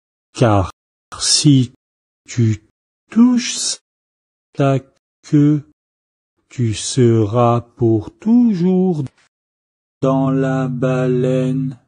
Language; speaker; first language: French; non-native, fluent; Chinese